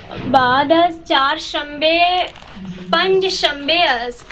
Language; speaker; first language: Persian; non-native, learner; Urdu